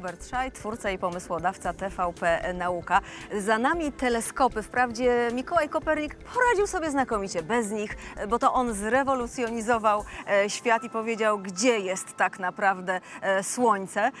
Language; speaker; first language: Polish; native; Polish